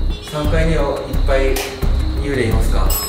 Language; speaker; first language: Japanese; non-native, learner; Filipino